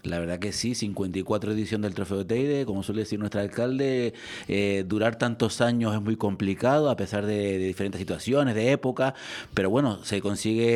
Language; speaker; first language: Spanish; native; Spanish